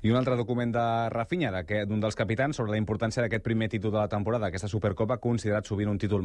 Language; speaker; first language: Catalan; native; Catalan